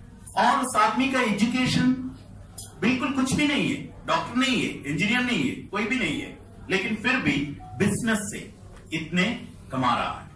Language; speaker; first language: Hindi; non-native, fluent; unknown